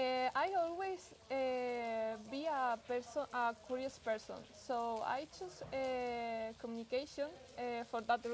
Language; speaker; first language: English; non-native, learner; Spanish